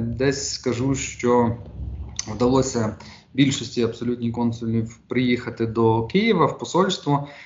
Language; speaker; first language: Ukrainian; native; Ukrainian